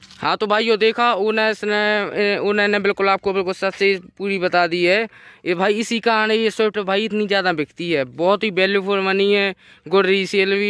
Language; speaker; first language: Hindi; native; Hindi